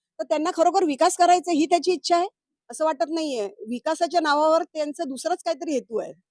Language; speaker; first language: Marathi; native; Marathi